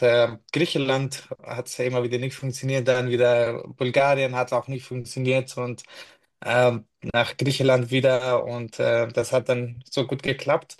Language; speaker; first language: German; non-native, fluent; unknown